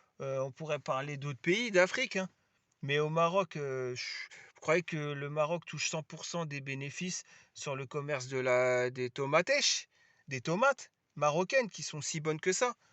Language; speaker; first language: French; native; French